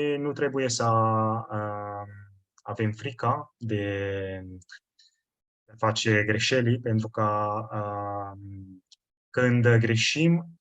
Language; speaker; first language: Romanian; non-native, fluent; Italian